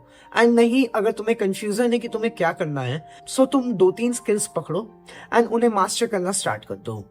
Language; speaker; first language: Hindi; native; Hindi